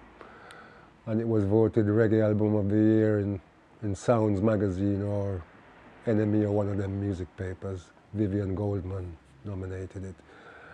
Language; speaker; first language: English; non-native, local second language; Jamaican Creole English